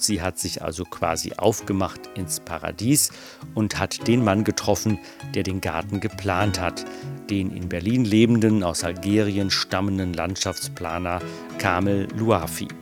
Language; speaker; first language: German; native; German